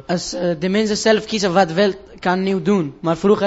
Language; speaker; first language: Dutch; non-native, learner; Persian